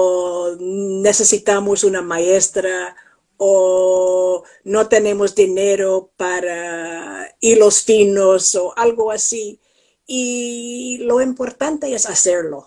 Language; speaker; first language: Spanish; non-native, fluent; English